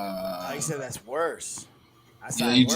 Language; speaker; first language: English; native; English